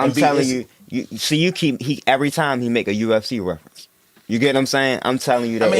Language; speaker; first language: English; native; English